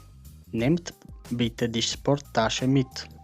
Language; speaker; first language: German; non-native, fluent; Macedonian